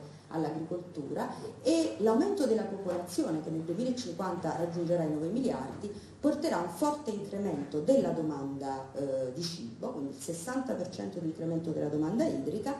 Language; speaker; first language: Italian; native; Italian